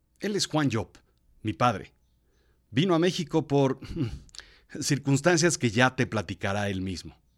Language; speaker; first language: Spanish; native; Spanish